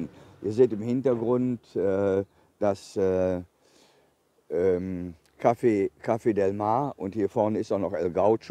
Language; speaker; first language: German; native; German